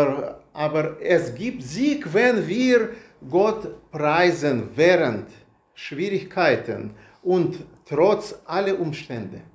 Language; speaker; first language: German; non-native, learner; Russian